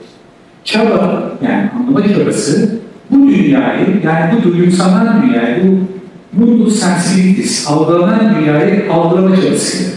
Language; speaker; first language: Turkish; native; Turkish